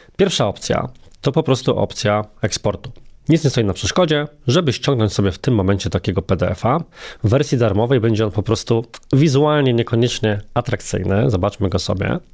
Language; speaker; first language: Polish; native; Polish